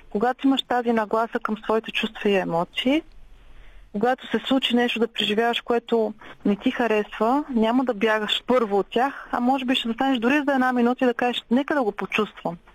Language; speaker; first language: Bulgarian; native; Bulgarian